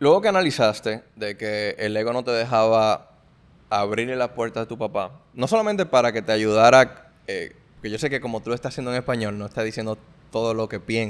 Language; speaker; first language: Spanish; native; Spanish